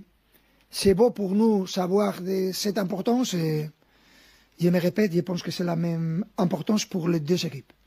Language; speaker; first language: French; non-native, fluent; Spanish